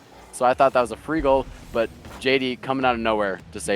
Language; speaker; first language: English; native; English